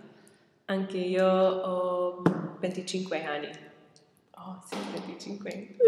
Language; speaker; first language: Italian; non-native, learner; English